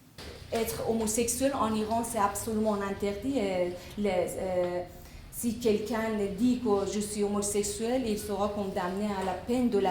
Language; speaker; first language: French; non-native, fluent; Persian